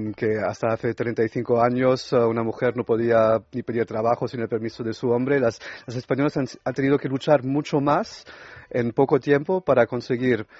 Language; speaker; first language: Spanish; non-native, fluent; French